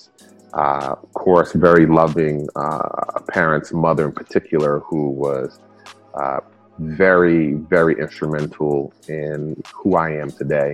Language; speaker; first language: English; early bilingual, other home language; Spanish